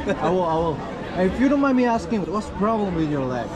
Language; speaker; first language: English; non-native, learner; Korean